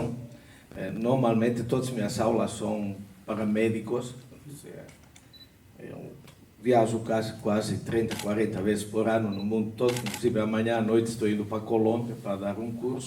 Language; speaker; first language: Portuguese; non-native, fluent; Spanish